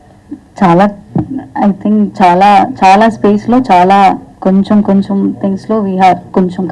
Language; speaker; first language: Telugu; non-native, learner; Malayalam